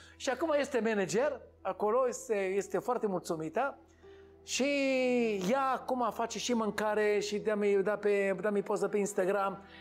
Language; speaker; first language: Romanian; non-native, learner; Hebrew